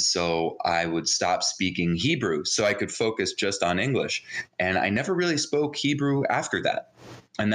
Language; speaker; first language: English; early bilingual, other home language; Hebrew